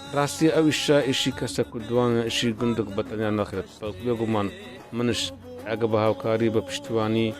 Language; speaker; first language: Central Kurdish; native; Central Kurdish